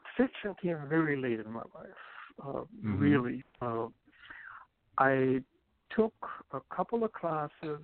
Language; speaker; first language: English; non-native, fluent; German